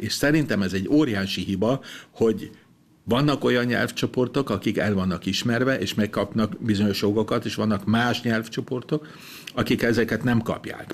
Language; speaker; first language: Hungarian; non-native, fluent; German